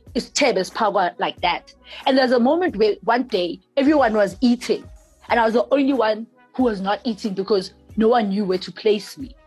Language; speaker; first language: English; non-native, local second language; Zulu